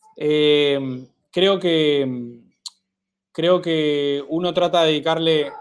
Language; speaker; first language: Spanish; native; Spanish